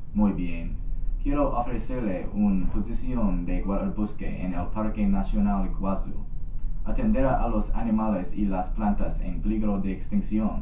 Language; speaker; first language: Spanish; non-native, fluent; English